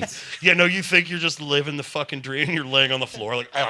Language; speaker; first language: English; native; English